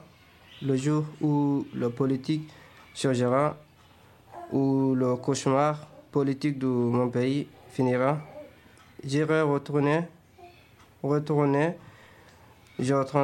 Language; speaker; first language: French; non-native, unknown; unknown